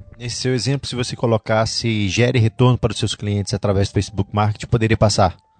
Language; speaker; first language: Portuguese; native; Portuguese